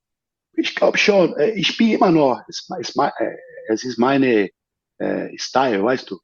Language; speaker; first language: German; non-native, fluent; Portuguese